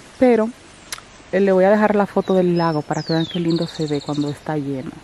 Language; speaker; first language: Spanish; native; Spanish